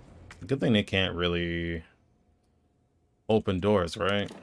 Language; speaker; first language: English; native; English